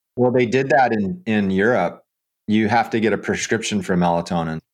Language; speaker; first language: English; native; English